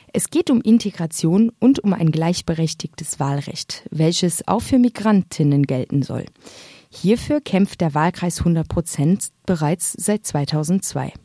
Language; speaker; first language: German; native; German